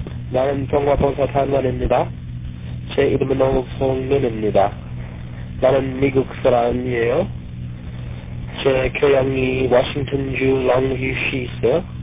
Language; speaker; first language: Korean; non-native, learner; English